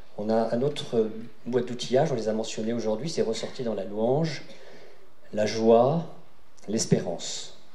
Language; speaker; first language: French; native; French